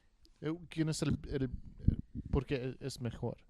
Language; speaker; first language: Spanish; non-native, learner; English